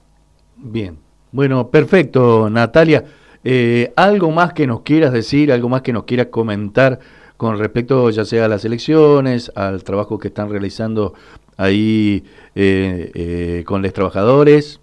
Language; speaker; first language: Spanish; native; Spanish